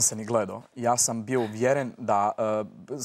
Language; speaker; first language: Croatian; native; Croatian